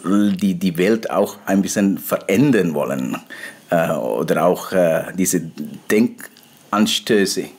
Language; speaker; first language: German; non-native, fluent; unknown